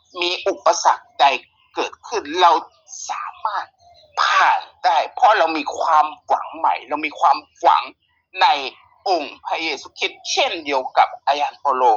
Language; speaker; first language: Thai; native; Thai